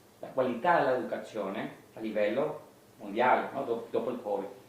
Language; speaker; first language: Italian; non-native, fluent; Spanish